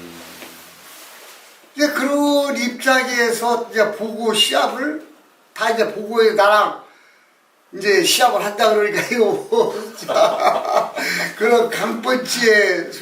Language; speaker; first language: Korean; native; Korean